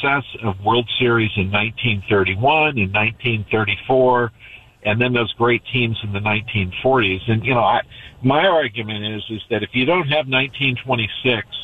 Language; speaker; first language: English; native; English